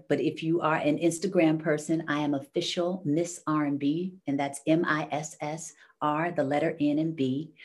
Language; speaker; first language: English; native; English